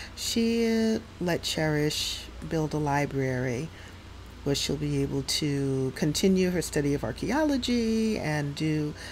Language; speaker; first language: English; native; English